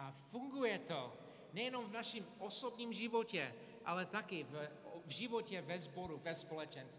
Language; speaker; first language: Czech; non-native, fluent; English